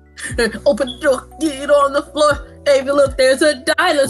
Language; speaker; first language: English; native; English